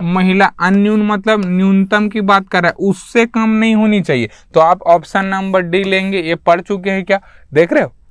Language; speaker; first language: Hindi; native; Hindi